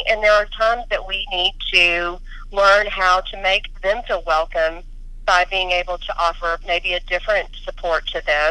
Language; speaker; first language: English; native; English